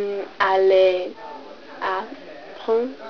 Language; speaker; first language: French; non-native, learner; English